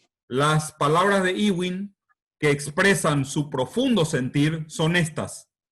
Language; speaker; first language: Spanish; native; Spanish